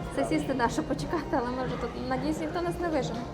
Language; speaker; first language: Ukrainian; native; Ukrainian